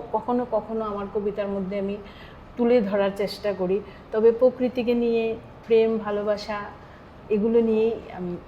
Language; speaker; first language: Bangla; native; Bangla